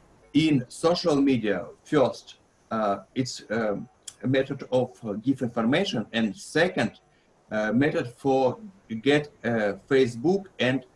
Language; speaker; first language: English; non-native, learner; Russian